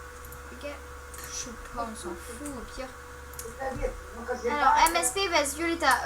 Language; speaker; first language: French; native; French